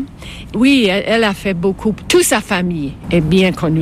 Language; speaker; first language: French; non-native, fluent; English